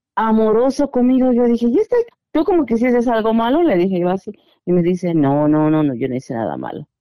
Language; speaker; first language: Spanish; native; Spanish